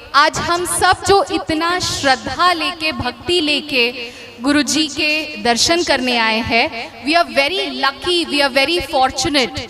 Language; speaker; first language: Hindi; non-native, local second language; Bangla